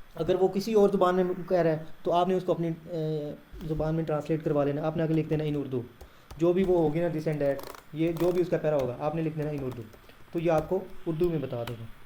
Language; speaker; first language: Urdu; non-native, local second language; Punjabi